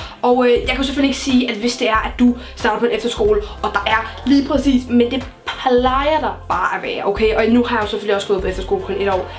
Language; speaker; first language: Danish; native; Danish